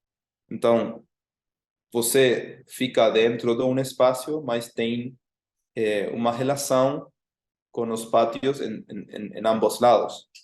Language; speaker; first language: Portuguese; non-native, fluent; Spanish